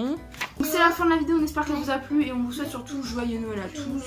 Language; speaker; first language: French; native; French